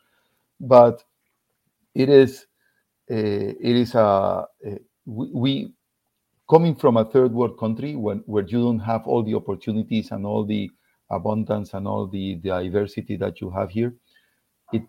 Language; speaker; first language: English; non-native, fluent; Spanish